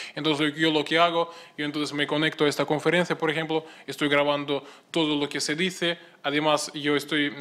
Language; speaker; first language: Spanish; non-native, fluent; Russian